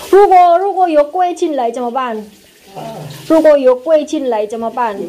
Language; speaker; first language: Chinese; non-native, fluent; Indonesian